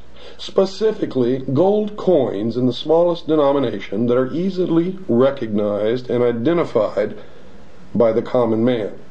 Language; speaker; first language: English; native; English